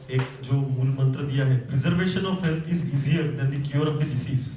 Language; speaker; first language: Hindi; non-native, local second language; Marathi